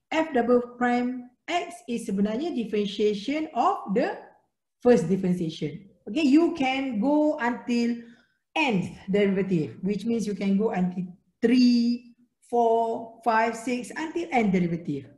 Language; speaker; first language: English; non-native, local second language; Malay